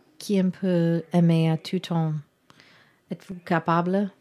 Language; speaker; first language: French; non-native, learner; English